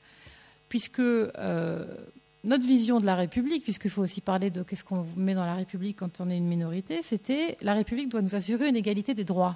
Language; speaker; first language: French; native; French